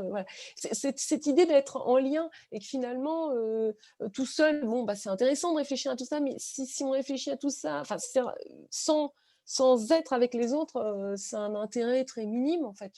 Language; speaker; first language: French; native; French